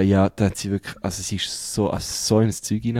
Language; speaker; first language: German; native; German